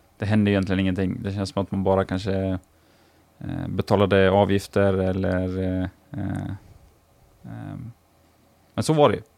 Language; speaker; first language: Swedish; native; Swedish